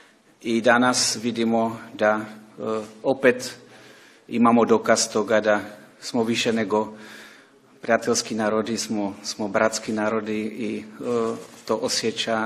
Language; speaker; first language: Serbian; non-native, fluent; Czech